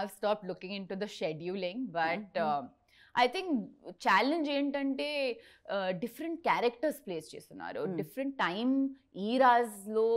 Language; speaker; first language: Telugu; non-native, learner; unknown